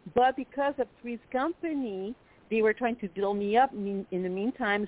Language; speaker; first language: English; non-native, fluent; French